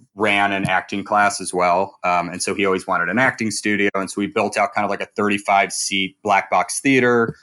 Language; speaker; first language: English; native; English